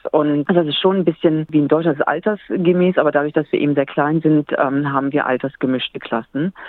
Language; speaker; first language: German; native; German